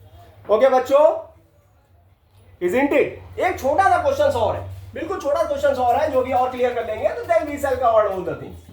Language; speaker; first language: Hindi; native; Hindi